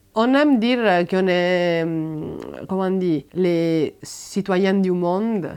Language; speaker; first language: French; non-native, fluent; Italian